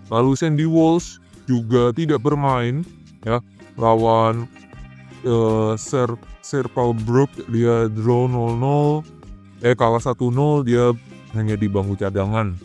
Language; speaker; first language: Indonesian; native; Indonesian